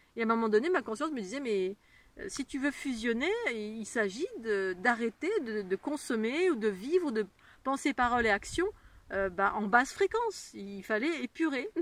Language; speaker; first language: French; native; French